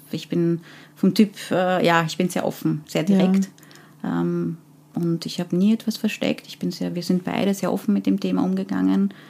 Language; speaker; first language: German; early bilingual, other home language; Persian